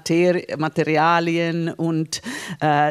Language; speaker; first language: German; non-native, fluent; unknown